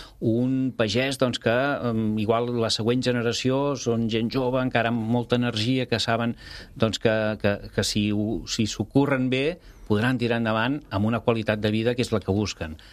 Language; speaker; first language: Catalan; native; Catalan